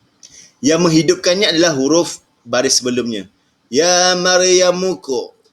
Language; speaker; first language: Malay; native; Malay